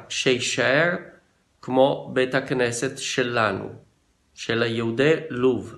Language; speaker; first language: Hebrew; non-native, fluent; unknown